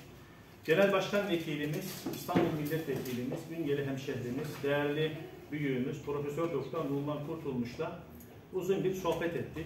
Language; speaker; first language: Turkish; native; Turkish